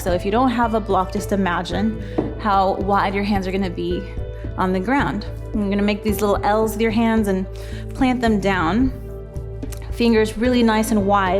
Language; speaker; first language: English; native; English